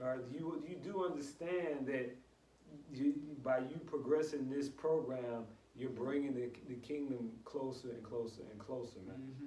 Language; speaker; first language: English; native; English